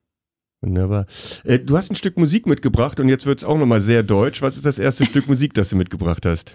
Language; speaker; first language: German; native; German